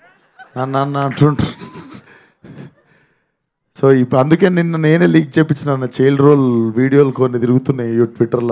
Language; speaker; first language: Telugu; native; Telugu